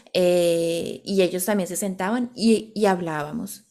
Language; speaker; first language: Spanish; native; Spanish